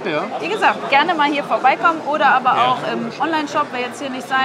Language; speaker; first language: German; native; German